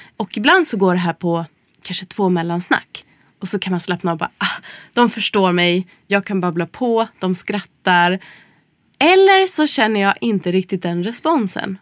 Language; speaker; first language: Swedish; native; Swedish